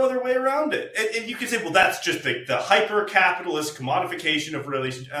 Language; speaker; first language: English; native; English